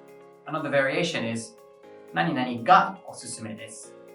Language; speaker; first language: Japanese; non-native, fluent; English